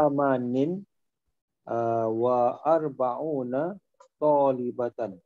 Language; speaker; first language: Arabic; non-native, learner; Malay